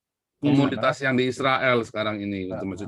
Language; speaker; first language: Indonesian; native; Indonesian